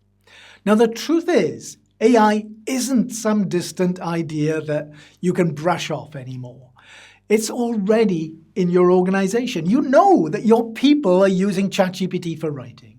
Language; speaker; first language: English; native; English